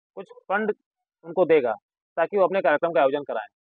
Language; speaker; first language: Hindi; native; Hindi